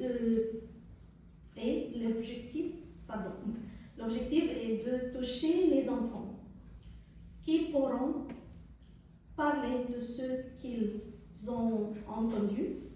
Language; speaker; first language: French; non-native, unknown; Arabic